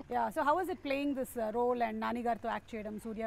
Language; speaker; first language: Telugu; native; Telugu